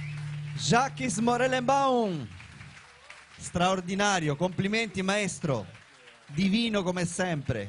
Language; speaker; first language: Italian; native; Italian